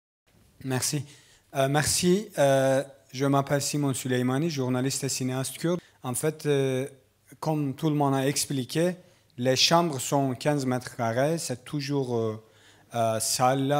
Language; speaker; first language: French; non-native, learner; Kurdish